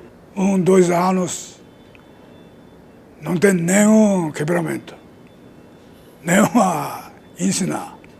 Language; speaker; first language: Portuguese; non-native, learner; Japanese